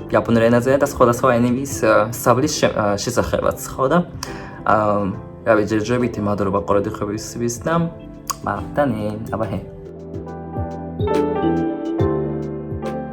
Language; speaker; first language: Georgian; non-native, fluent; Japanese